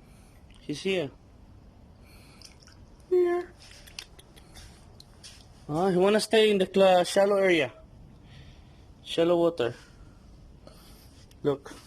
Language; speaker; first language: English; non-native, local second language; Filipino